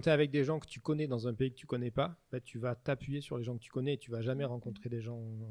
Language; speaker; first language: French; native; French